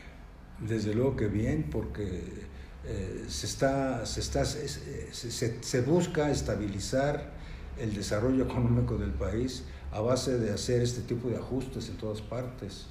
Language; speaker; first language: Spanish; native; Spanish